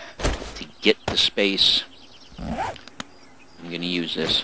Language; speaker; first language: English; native; English